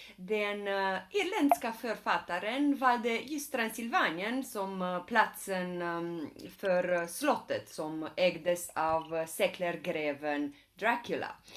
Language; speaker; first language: Swedish; non-native, fluent; Romanian